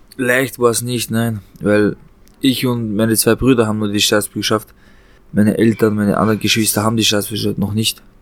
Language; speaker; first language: German; early bilingual, other home language; Chechen